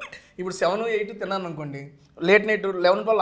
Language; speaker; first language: Telugu; native; Telugu